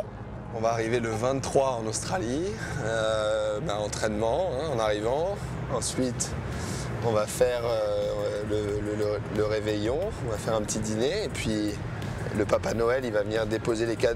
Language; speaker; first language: French; native; French